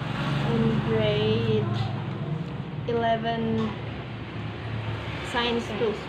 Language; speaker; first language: English; non-native, learner; Indonesian